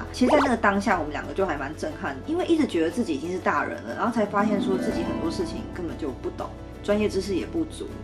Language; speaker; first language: Chinese; native; Chinese